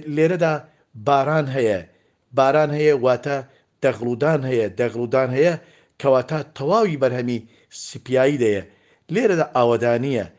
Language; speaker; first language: Central Kurdish; native; Central Kurdish